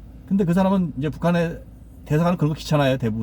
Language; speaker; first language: Korean; native; Korean